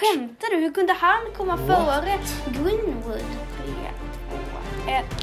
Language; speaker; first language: Swedish; native; Swedish